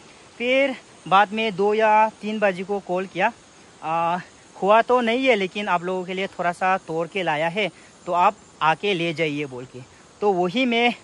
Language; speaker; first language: Hindi; non-native, local second language; Garo